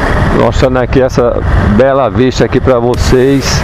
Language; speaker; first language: Portuguese; native; Portuguese